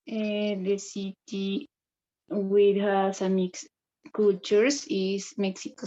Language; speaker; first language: English; non-native, learner; Spanish